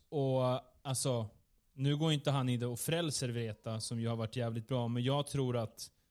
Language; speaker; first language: Swedish; native; Swedish